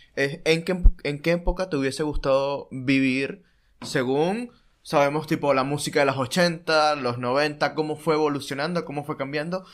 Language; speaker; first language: Spanish; native; Spanish